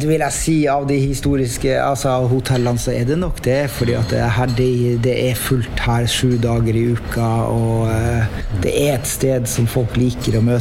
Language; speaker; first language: Norwegian; native; Norwegian